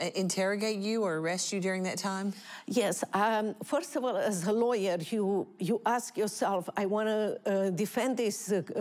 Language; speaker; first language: English; non-native, fluent; Romanian